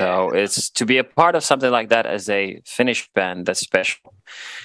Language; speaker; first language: English; non-native, fluent; Swedish